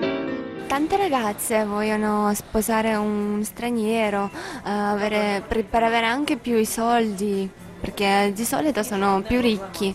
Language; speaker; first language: Italian; non-native, fluent; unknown